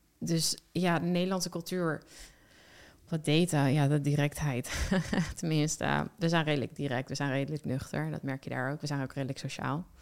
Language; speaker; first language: Dutch; native; Dutch